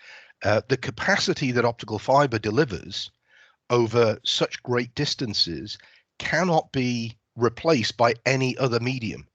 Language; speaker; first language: English; native; English